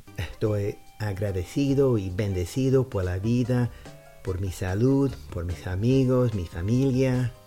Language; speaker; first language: Spanish; non-native, fluent; English